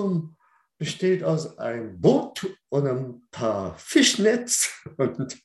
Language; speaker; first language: German; non-native, fluent; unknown